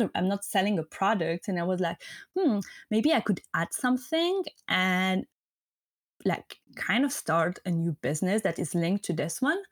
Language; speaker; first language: English; non-native, fluent; French